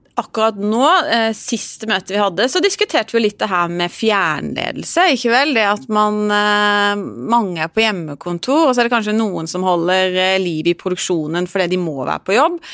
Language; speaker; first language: Norwegian; native; Norwegian